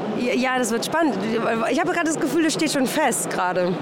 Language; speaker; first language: German; native; German